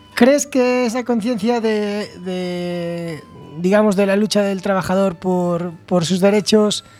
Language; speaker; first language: Spanish; native; Spanish